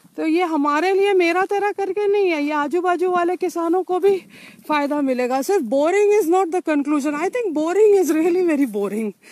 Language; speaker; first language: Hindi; non-native, local second language; Bangla